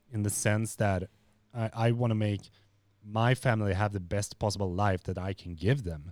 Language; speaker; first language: English; non-native, fluent; Swedish